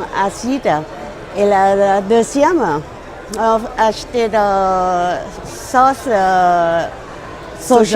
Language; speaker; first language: French; non-native, learner; Thai